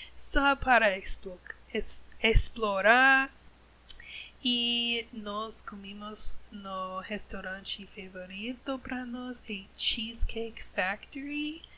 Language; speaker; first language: Portuguese; non-native, learner; English